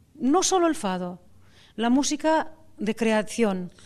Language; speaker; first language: Spanish; non-native, local second language; Catalan